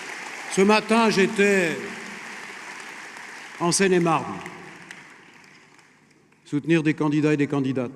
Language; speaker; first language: French; native; French